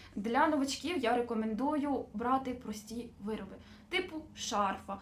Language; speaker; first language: Ukrainian; non-native, local second language; Russian